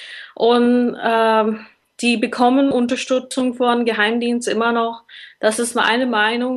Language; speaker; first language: German; non-native, learner; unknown